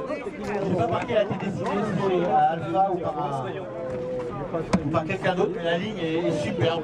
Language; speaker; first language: French; native; French